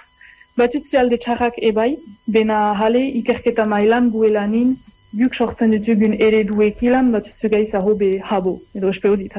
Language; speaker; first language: Basque; native; Basque